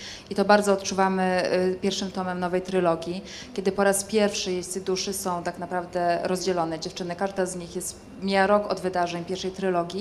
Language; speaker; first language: Polish; native; Polish